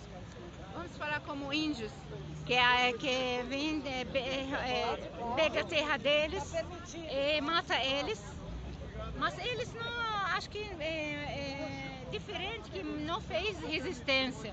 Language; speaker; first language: Portuguese; non-native, learner; Arabic